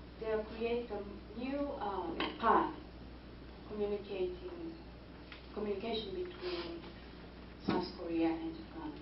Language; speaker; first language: English; non-native, fluent; Japanese